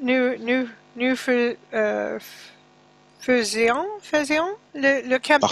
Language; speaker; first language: French; non-native, learner; English